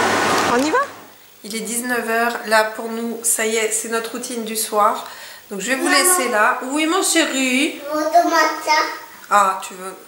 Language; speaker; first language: French; native; French